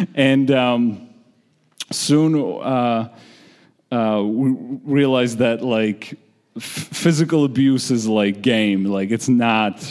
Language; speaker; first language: English; early bilingual, other home language; Georgian